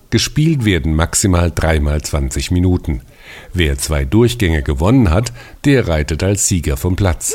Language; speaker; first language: German; native; German